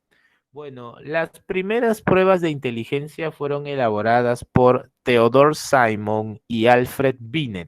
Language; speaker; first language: Spanish; native; Spanish